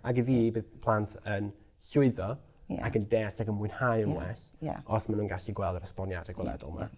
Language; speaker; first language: Welsh; native; Welsh